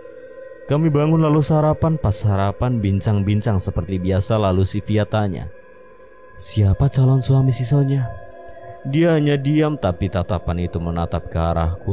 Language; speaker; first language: Indonesian; native; Indonesian